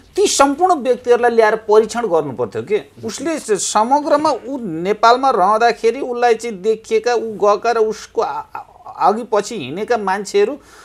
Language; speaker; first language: Nepali; native; Nepali